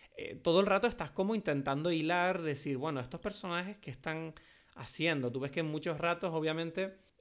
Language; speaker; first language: Spanish; non-native, fluent; French